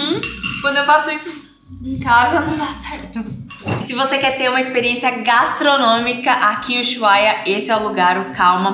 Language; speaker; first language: Portuguese; native; Portuguese